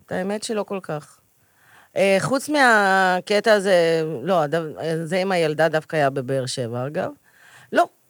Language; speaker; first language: Hebrew; early bilingual, other home language; Russian